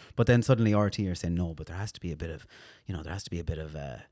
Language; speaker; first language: English; native; English